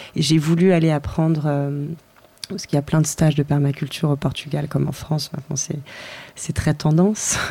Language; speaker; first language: French; native; French